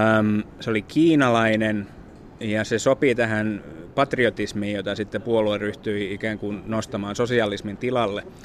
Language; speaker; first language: Finnish; native; Finnish